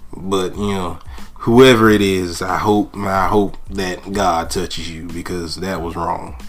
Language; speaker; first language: English; native; English